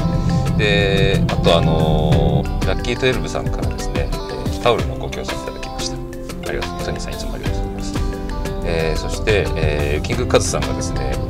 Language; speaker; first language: Japanese; native; Japanese